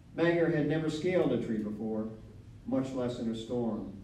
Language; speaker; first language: English; native; English